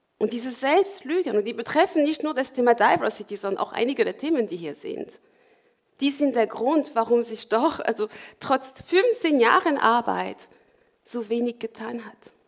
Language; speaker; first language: German; non-native, fluent; French